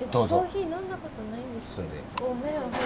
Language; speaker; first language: Chinese; non-native, fluent; Japanese